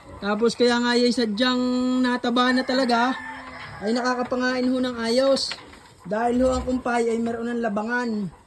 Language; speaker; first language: Filipino; native; Filipino